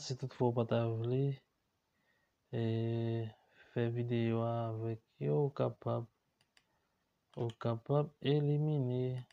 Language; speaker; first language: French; non-native, learner; Haitian Creole